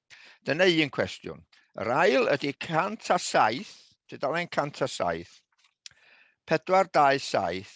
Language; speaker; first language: Welsh; native; Welsh